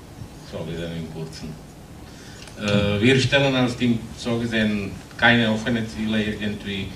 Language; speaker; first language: German; non-native, fluent; Slovak